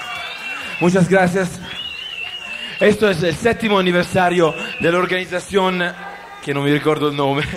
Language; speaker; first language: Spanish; non-native, learner; Italian